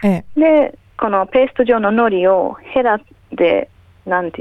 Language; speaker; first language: Japanese; non-native, fluent; English